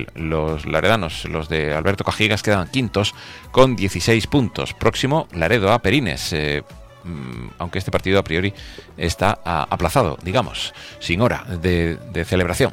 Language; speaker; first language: Spanish; native; Spanish